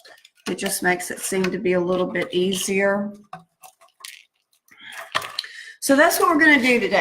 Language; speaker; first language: English; native; English